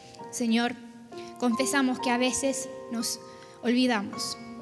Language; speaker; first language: Spanish; non-native, fluent; English